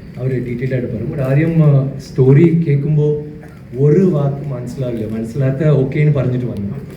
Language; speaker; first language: Malayalam; non-native, fluent; Tamil